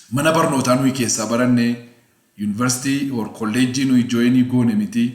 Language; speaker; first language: Oromo; non-native, local second language; Amharic